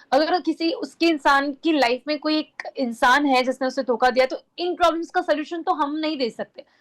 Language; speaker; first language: Hindi; non-native, local second language; Gujarati